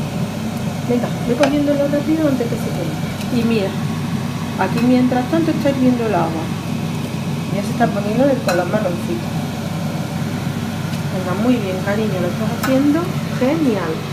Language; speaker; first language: Spanish; native; Spanish